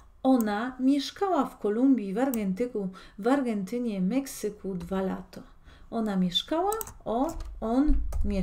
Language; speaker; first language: Polish; non-native, fluent; Spanish